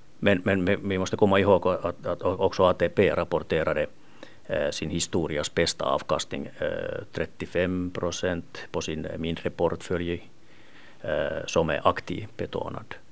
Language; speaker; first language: Swedish; non-native, local second language; Finnish